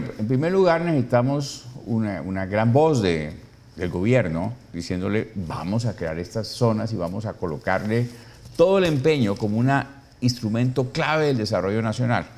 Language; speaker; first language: Spanish; native; Spanish